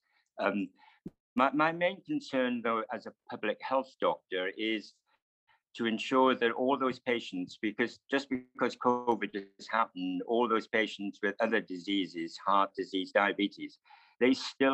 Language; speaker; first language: English; native; English